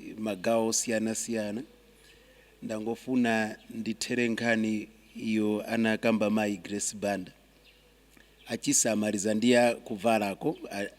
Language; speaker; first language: Nyanja; non-native, local second language; Tumbuka